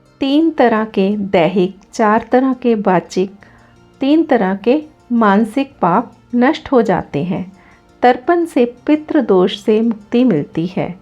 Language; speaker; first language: Hindi; native; Hindi